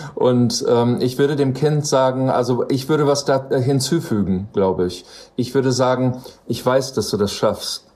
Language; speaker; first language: German; non-native, fluent; English